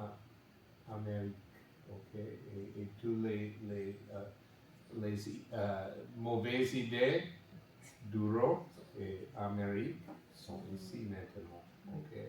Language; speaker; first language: French; non-native, learner; English